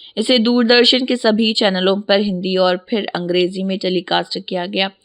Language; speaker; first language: Urdu; native; Urdu